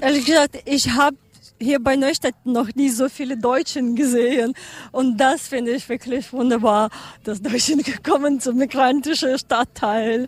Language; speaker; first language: German; non-native, learner; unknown